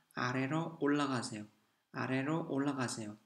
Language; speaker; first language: Korean; non-native, fluent; Vietnamese